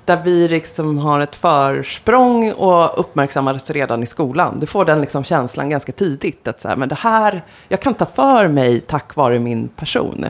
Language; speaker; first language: Swedish; native; Swedish